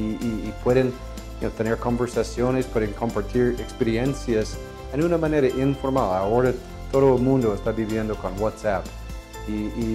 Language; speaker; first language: Spanish; non-native, fluent; English